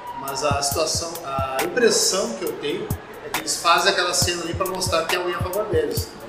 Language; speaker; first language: Portuguese; native; Portuguese